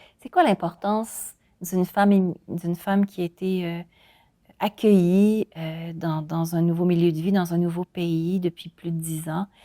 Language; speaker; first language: French; native; French